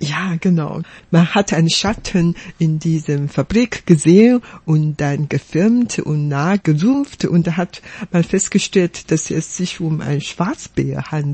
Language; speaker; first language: German; non-native, fluent; Chinese